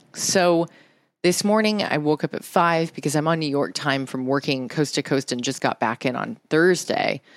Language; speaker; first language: English; early bilingual, other home language; Japanese